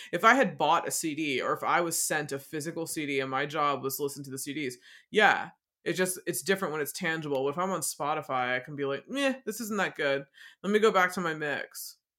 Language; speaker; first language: English; native; English